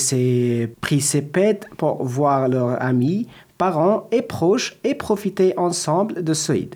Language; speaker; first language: French; non-native, learner; Persian